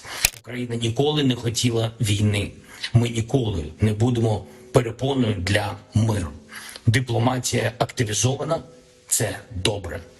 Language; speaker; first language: Ukrainian; non-native, local second language; Russian